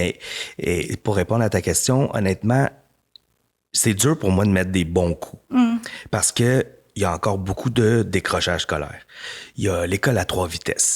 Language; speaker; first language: French; native; French